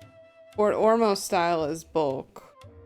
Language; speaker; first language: English; native; English